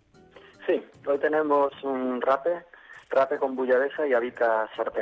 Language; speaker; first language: Spanish; native; Spanish